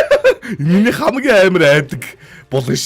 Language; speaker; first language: Mongolian; native; Mongolian